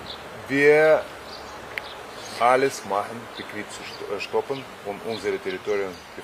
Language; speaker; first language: German; non-native, fluent; Russian